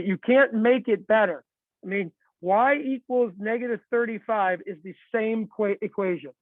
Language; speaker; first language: English; native; English